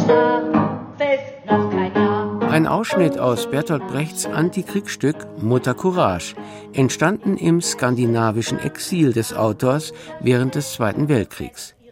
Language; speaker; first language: German; native; German